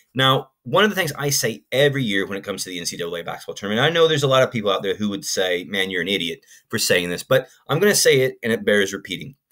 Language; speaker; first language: English; native; English